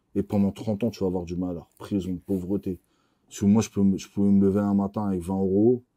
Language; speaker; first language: French; native; French